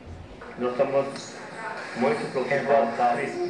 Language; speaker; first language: Portuguese; non-native, local second language; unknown